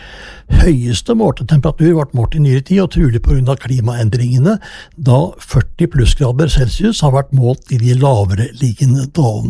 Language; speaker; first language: Norwegian; native; Norwegian